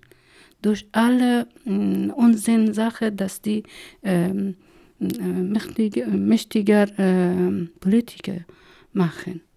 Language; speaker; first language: German; non-native, learner; Persian